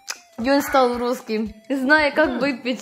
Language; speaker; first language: Russian; non-native, learner; Korean